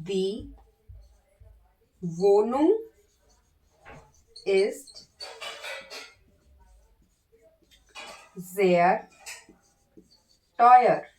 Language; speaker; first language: German; non-native, learner; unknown